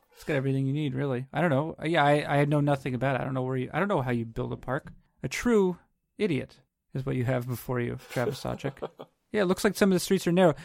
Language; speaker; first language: English; early bilingual, other home language; Italian